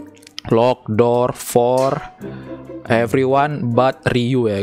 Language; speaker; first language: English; non-native, learner; Indonesian